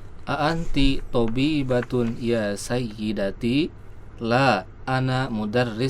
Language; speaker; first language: Arabic; non-native, learner; Indonesian